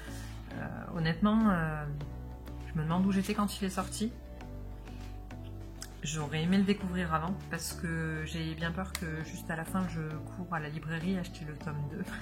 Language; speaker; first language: French; native; French